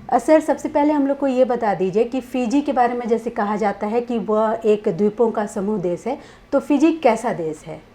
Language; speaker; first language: Hindi; native; Hindi